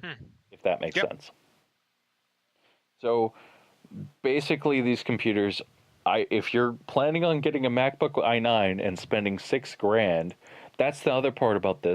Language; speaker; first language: English; native; English